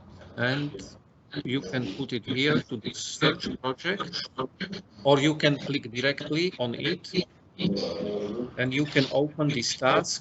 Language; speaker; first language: English; non-native, fluent; Slovak